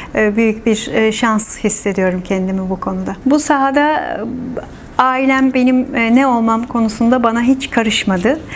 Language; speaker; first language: Turkish; native; Turkish